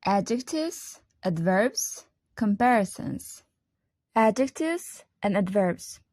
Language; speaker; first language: English; non-native, fluent; Uzbek